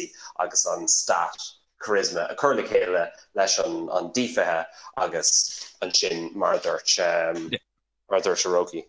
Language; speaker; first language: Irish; non-native, learner; English